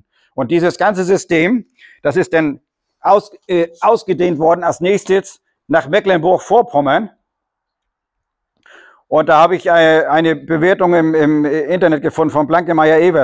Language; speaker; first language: German; native; German